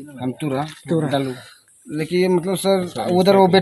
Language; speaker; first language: Hindi; non-native, local second language; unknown